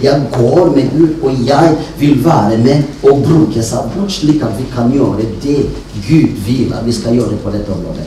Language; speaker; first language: Norwegian; non-native, fluent; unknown